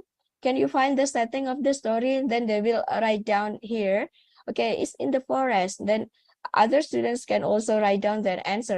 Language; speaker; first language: English; non-native, fluent; Indonesian